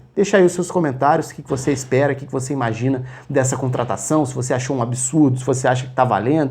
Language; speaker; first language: Portuguese; native; Portuguese